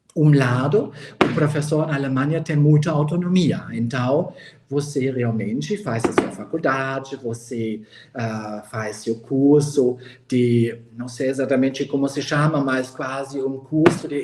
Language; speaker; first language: Portuguese; non-native, fluent; German